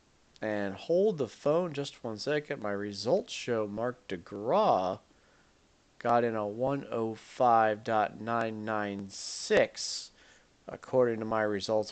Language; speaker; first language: English; native; English